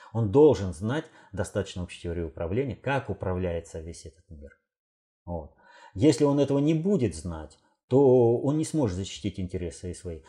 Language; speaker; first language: Russian; native; Russian